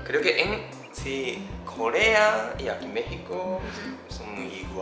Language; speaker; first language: Spanish; non-native, learner; Japanese